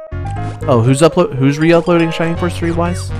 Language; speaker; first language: English; native; English